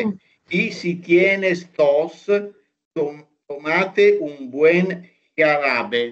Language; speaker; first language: Spanish; non-native, learner; Italian